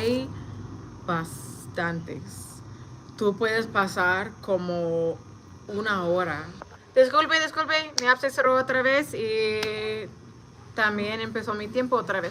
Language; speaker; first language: Spanish; non-native, learner; English